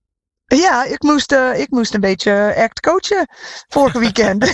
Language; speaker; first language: Dutch; non-native, fluent; English